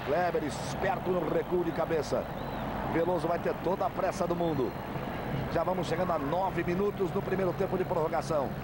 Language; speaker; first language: Portuguese; native; Portuguese